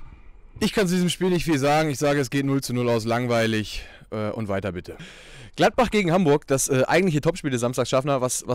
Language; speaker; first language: German; native; German